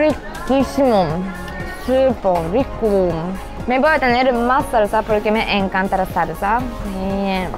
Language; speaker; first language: Spanish; non-native, learner; Japanese